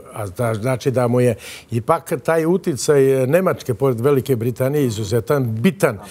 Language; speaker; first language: Bosnian; non-native, local second language; Albanian